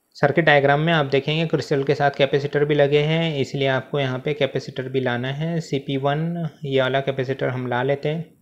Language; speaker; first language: Hindi; native; Hindi